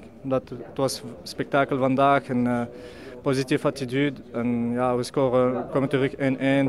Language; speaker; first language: Dutch; non-native, learner; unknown